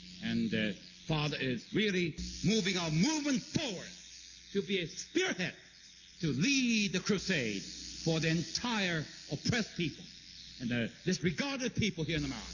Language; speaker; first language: English; non-native, fluent; Korean